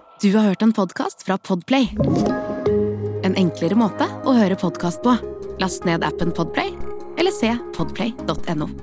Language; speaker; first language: Norwegian; native; Norwegian